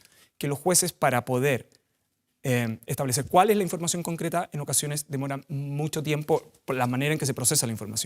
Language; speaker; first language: Spanish; native; Spanish